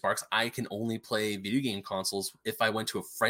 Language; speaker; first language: English; native; English